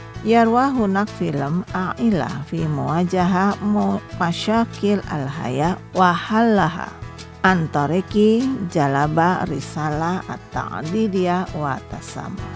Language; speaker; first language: Arabic; non-native, fluent; Indonesian